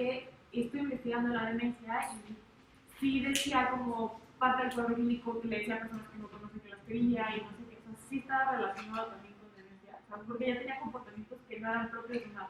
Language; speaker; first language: Spanish; native; Spanish